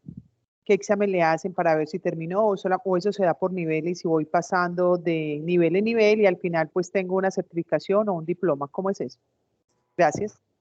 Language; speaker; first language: Spanish; native; Spanish